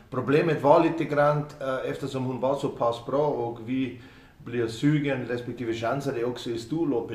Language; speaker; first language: Swedish; non-native, fluent; German